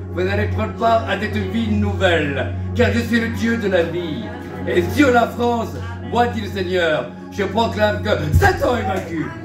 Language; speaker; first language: French; early bilingual, other home language; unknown